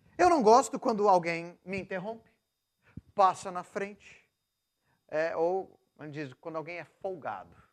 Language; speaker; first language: Portuguese; non-native, local second language; English